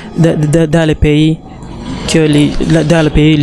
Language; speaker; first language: French; non-native, learner; Rundi